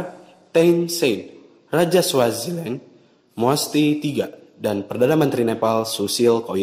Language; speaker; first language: Indonesian; native; Indonesian